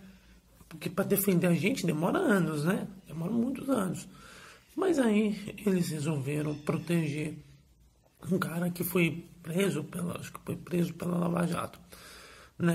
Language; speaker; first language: Portuguese; native; Portuguese